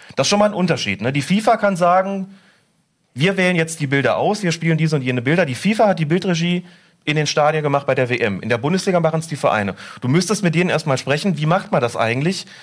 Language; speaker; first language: German; native; German